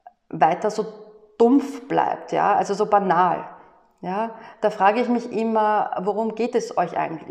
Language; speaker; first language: German; native; German